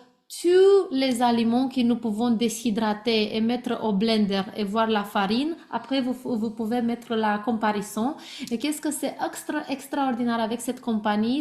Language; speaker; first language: French; non-native, learner; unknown